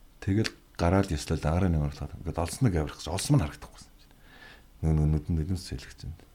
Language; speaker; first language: Mongolian; native; Mongolian